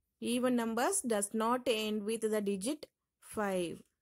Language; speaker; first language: English; non-native, local second language; Tamil